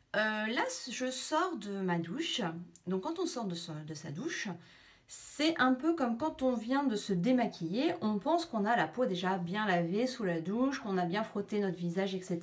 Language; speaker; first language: French; native; French